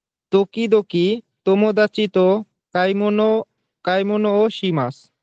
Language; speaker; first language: Japanese; non-native, learner; Bangla